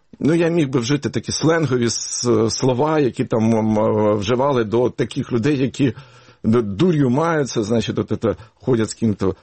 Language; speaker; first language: Ukrainian; native; Ukrainian